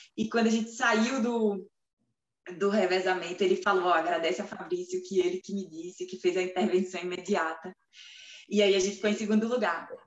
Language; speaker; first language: Portuguese; native; Portuguese